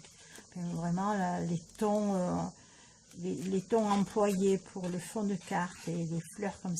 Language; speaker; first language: French; native; French